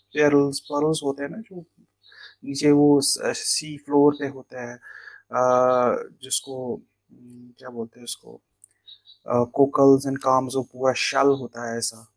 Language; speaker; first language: Hindi; non-native, local second language; Kashmiri